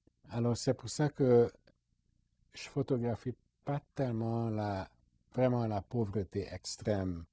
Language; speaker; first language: French; non-native, fluent; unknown